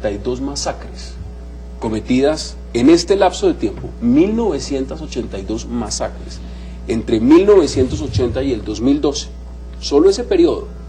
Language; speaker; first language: Spanish; native; Spanish